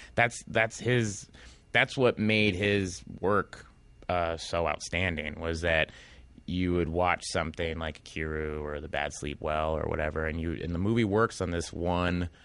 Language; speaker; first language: English; native; English